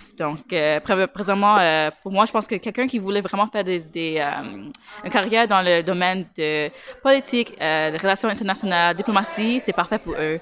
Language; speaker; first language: French; native; French